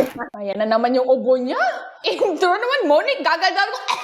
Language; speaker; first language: Filipino; native; Filipino